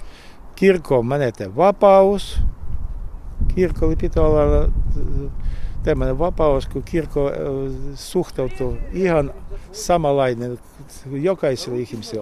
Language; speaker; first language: Finnish; non-native, learner; Russian